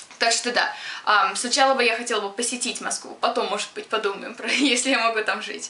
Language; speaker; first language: Russian; early bilingual, other home language; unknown